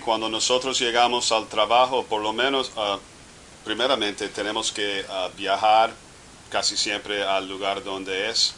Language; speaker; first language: Spanish; non-native, fluent; English